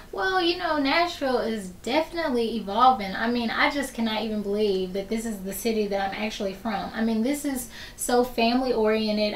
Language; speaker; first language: English; native; English